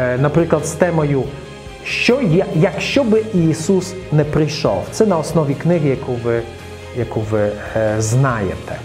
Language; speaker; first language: Ukrainian; non-native, fluent; Russian